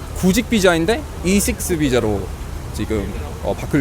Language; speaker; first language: Korean; non-native, fluent; English